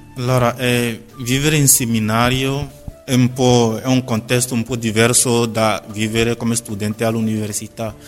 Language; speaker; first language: Italian; non-native, fluent; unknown